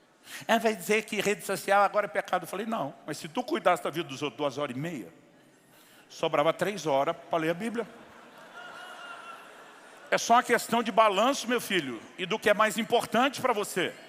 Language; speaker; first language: Portuguese; native; Portuguese